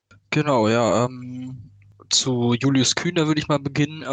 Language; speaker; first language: German; native; German